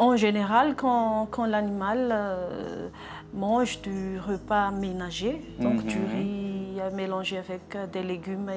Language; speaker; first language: French; non-native, local second language; Malagasy